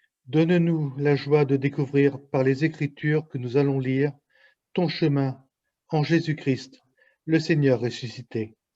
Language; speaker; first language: French; native; French